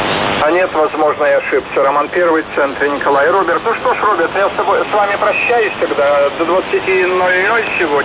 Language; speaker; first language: Russian; native; Russian